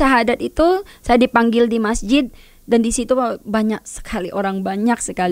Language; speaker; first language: Indonesian; non-native, learner; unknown